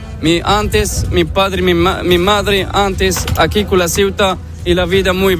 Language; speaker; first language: Spanish; non-native, learner; Arabic